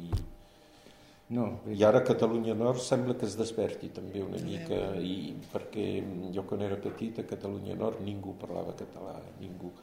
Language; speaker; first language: Catalan; early bilingual, heritage; Catalan